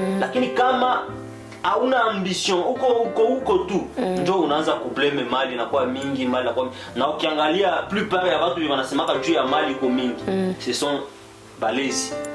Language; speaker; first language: Swahili; native; Swahili